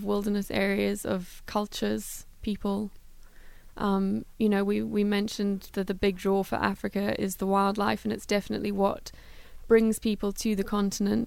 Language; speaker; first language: English; native; English